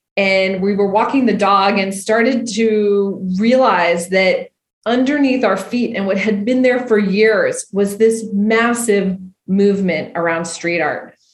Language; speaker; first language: English; native; English